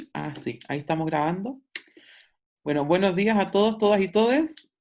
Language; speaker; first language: Spanish; native; Spanish